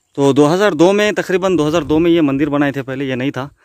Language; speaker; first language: Hindi; non-native, local second language; Urdu